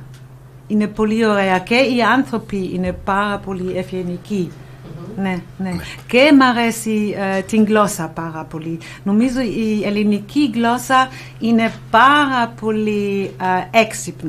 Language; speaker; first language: Greek; non-native, learner; German